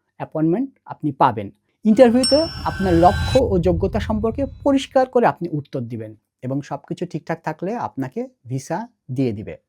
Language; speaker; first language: Bangla; native; Bangla